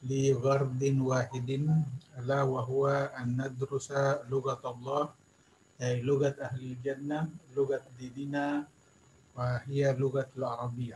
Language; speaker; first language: Arabic; non-native, fluent; Indonesian